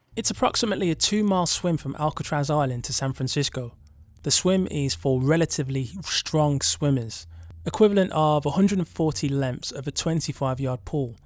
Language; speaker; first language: English; native; English